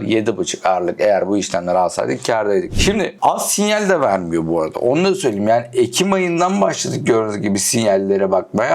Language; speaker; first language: Turkish; native; Turkish